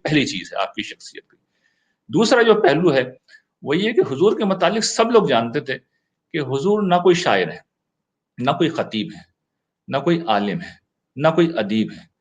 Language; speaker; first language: Urdu; native; Urdu